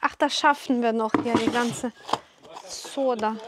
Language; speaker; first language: German; non-native, fluent; Ukrainian